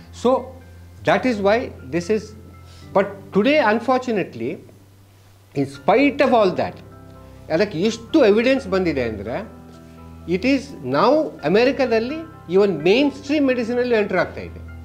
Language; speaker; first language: English; non-native, local second language; Kannada